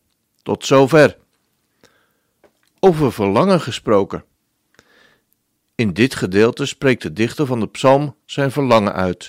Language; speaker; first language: Dutch; native; Dutch